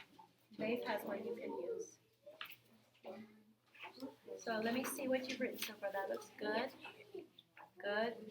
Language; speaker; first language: English; native; English